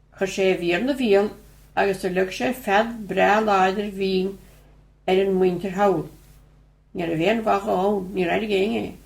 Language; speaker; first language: Irish; native; Irish